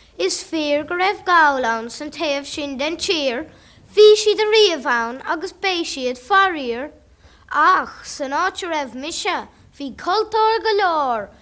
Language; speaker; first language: Irish; native; Irish